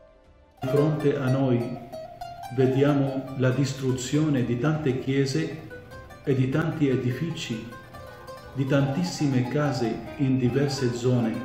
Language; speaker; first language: Italian; non-native, fluent; Arabic